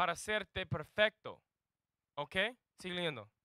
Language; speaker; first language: Spanish; non-native, learner; English